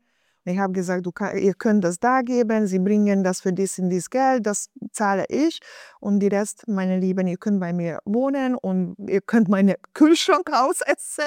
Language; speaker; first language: German; non-native, fluent; Hungarian